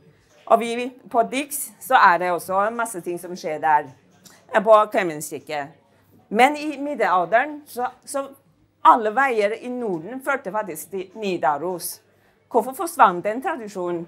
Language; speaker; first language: Norwegian; non-native, fluent; Chinese